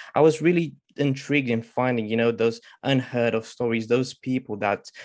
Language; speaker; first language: English; non-native, fluent; Romanian